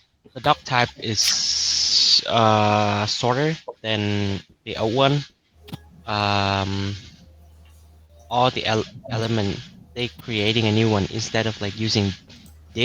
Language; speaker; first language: English; non-native, learner; Vietnamese